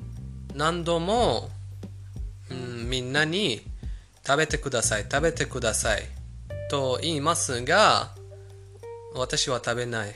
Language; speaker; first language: Japanese; non-native, fluent; Persian